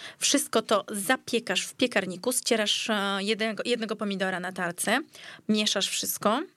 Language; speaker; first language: Polish; early bilingual, heritage; Greek